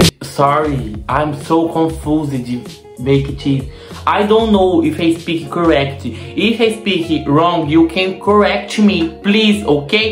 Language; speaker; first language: English; non-native, learner; Portuguese